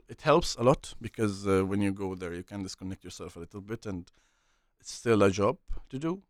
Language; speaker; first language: English; non-native, fluent; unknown